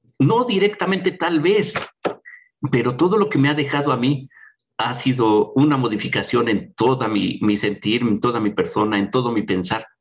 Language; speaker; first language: Spanish; native; Spanish